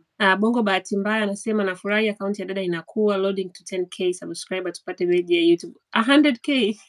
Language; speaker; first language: Swahili; native; Swahili